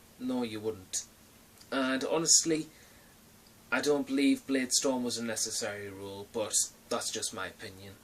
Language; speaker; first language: English; native; English